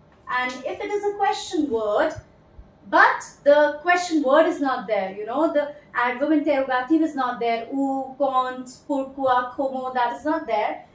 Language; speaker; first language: English; non-native, local second language; Hindi